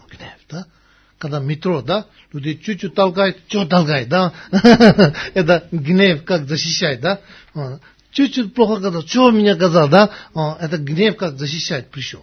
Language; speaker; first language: Russian; non-native, learner; Tibetan